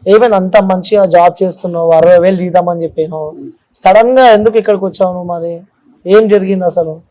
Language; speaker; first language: Telugu; native; Telugu